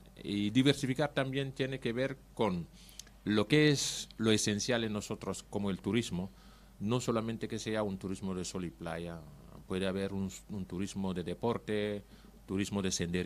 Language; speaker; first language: Spanish; native; Spanish